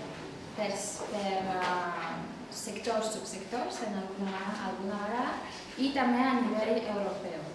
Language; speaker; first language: Catalan; non-native, fluent; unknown